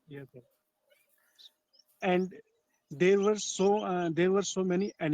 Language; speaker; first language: English; non-native, learner; Hindi